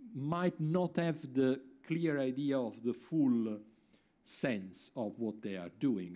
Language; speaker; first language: English; non-native, fluent; Italian